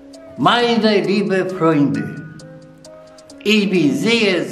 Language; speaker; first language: German; non-native, learner; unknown